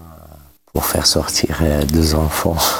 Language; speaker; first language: French; non-native, local second language; Arabic